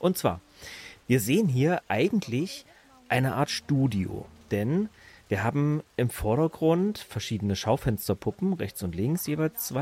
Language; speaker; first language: German; native; German